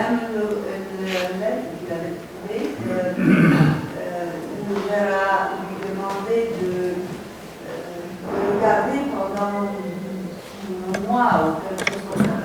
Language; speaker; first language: French; non-native, fluent; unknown